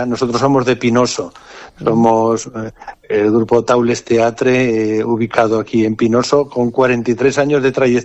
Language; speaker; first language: Spanish; native; Spanish